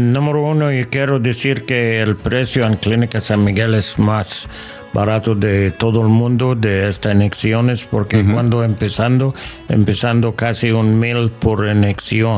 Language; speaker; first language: Spanish; non-native, learner; English